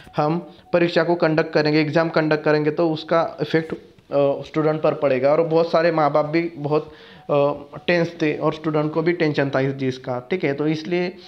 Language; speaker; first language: Hindi; non-native, local second language; Marathi